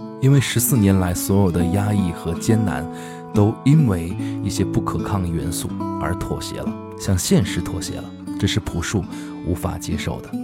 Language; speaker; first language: Chinese; native; Chinese